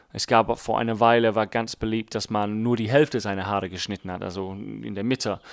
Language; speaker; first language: German; non-native, fluent; English